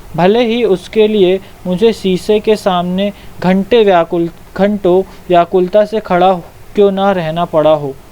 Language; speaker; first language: Hindi; native; Hindi